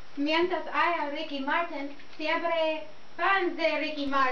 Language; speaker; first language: Spanish; non-native, learner; English